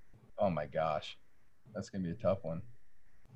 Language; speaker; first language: English; native; English